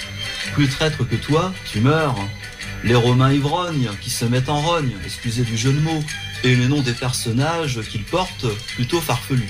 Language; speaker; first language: French; native; French